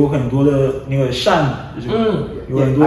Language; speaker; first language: Chinese; non-native, learner; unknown